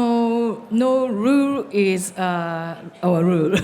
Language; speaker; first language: English; non-native, learner; Japanese